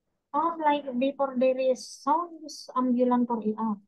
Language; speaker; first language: English; non-native, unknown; Indonesian